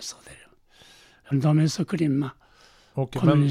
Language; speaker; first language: Swedish; non-native, learner; Korean